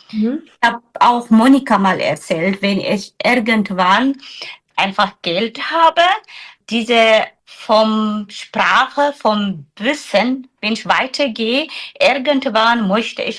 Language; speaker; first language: German; non-native, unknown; Tigrinya